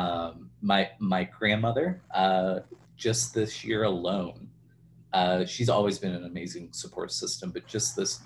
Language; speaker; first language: English; native; English